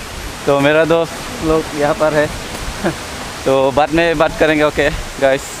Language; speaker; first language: Hindi; non-native, local second language; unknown